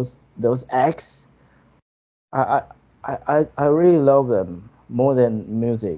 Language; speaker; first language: English; non-native, fluent; Chinese